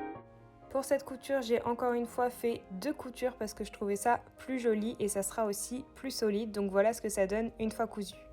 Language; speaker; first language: French; native; French